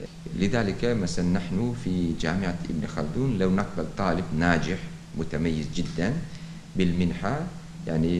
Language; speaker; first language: Arabic; non-native, fluent; Turkish